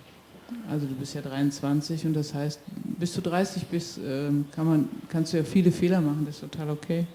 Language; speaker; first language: German; native; German